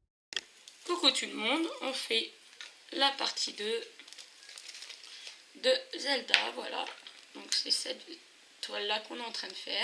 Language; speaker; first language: French; native; French